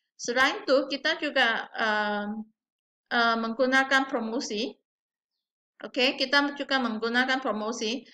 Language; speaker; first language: Malay; non-native, local second language; Chinese